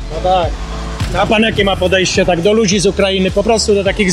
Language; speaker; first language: Polish; native; Polish